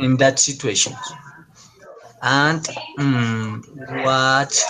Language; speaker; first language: English; non-native, learner; Spanish